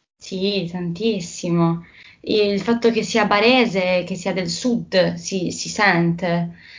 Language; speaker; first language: Italian; native; Italian